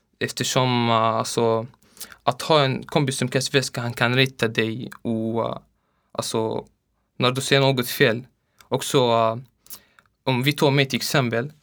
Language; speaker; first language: Swedish; non-native, learner; Arabic